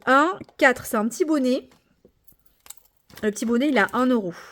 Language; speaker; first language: French; native; French